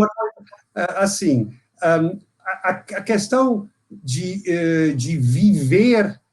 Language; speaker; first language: Portuguese; non-native, fluent; Dutch